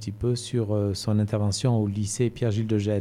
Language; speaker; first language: French; native; French